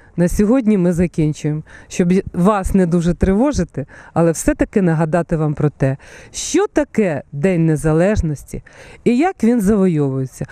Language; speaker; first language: Ukrainian; native; Ukrainian